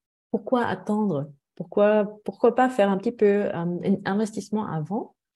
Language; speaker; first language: French; non-native, fluent; German